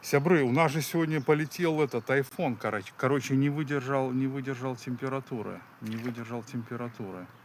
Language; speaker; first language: Russian; non-native, local second language; Belarusian